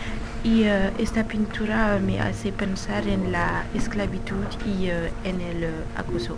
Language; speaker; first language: Spanish; non-native, learner; French